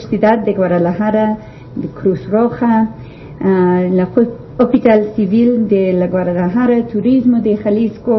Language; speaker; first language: Spanish; non-native, learner; English